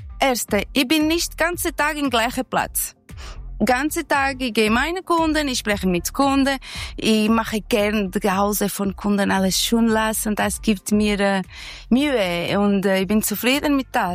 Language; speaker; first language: German; non-native, learner; Portuguese